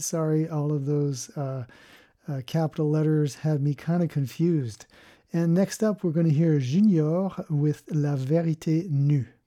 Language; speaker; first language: English; native; English